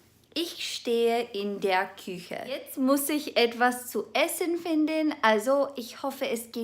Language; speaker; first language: German; non-native, fluent; English